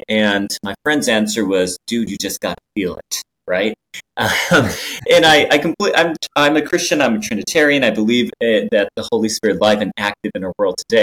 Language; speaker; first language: English; non-native, fluent; Japanese